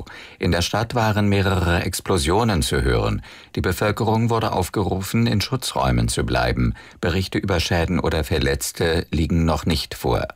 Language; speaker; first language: German; native; German